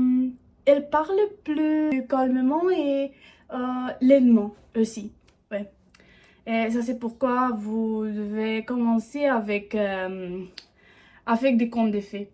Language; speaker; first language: French; non-native, learner; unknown